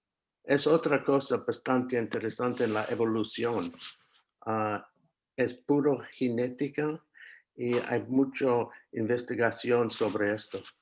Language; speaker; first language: Spanish; non-native, fluent; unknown